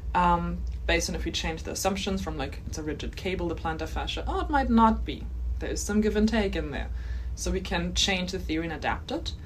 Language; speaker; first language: English; non-native, fluent; German